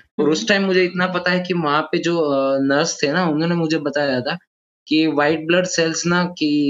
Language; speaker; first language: Hindi; non-native, local second language; Gujarati